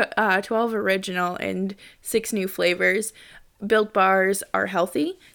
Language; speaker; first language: English; native; English